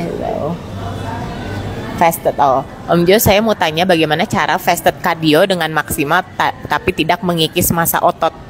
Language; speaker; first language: Indonesian; native; Indonesian